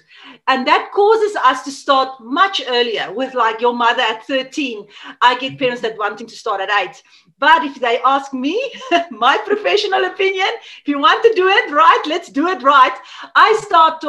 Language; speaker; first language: English; non-native, local second language; Afrikaans